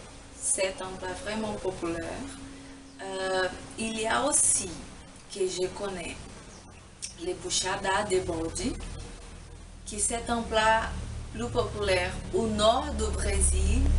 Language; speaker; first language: French; non-native, fluent; Portuguese